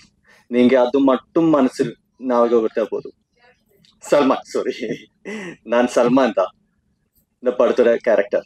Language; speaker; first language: Tamil; non-native, fluent; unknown